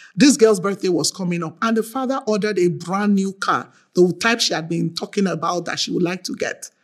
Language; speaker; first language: English; non-native, local second language; Yoruba